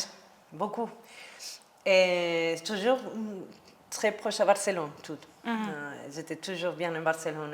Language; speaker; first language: French; non-native, learner; Spanish